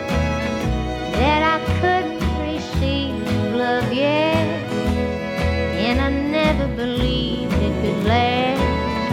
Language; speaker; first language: English; native; English